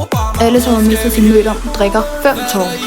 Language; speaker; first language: Danish; native; Danish